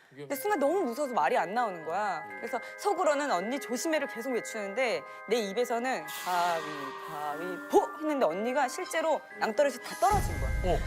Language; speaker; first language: Korean; native; Korean